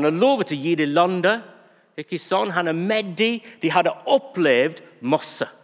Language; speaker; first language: Norwegian; non-native, fluent; English